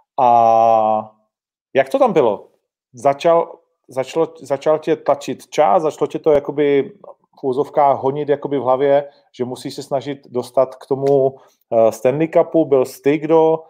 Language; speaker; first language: Czech; native; Czech